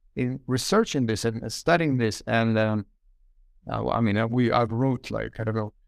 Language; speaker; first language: English; non-native, fluent; Ukrainian